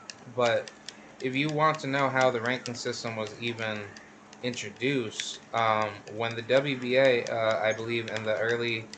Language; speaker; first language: English; native; English